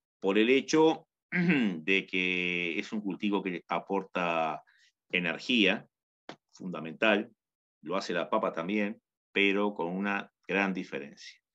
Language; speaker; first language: Spanish; native; Spanish